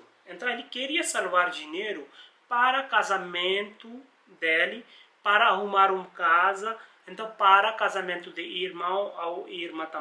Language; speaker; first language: Portuguese; non-native, learner; Hindi